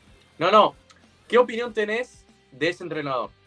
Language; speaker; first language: Spanish; native; Spanish